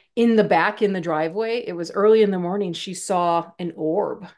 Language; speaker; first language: English; native; English